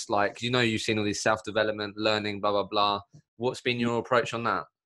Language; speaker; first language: English; native; English